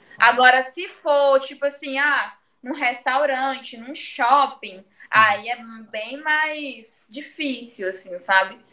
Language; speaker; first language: Portuguese; native; Portuguese